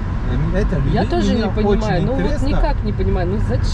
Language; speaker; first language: Russian; native; Russian